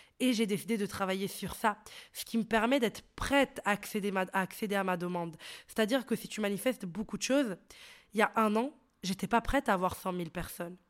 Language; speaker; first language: French; early bilingual, other home language; Arabic